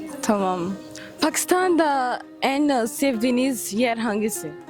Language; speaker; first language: Turkish; non-native, learner; Urdu